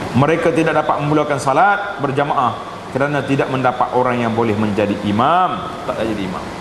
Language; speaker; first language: Malay; native; Malay